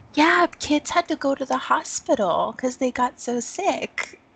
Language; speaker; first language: English; native; English